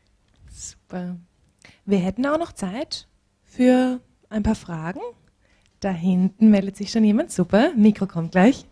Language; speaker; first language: German; native; German